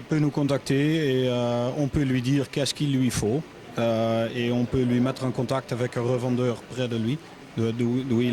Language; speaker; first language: French; non-native, fluent; Dutch